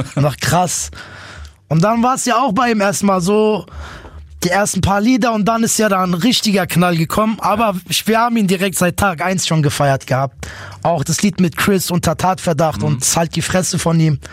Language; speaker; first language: German; native; German